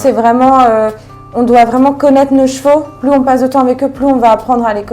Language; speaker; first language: French; native; French